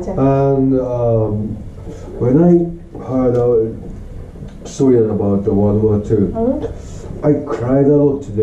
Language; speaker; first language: English; non-native, learner; Japanese